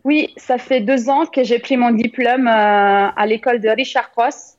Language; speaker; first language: French; non-native, fluent; Italian